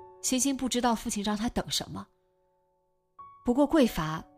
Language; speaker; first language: Chinese; native; Chinese